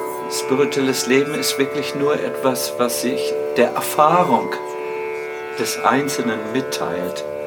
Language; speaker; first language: German; native; German